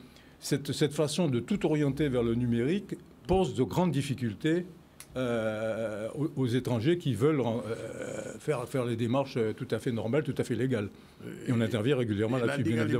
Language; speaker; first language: French; native; French